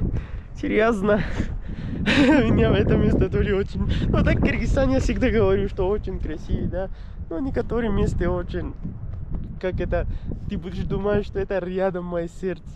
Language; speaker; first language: Russian; non-native, learner; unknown